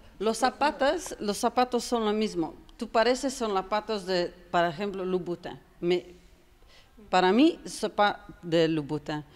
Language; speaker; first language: Spanish; non-native, learner; English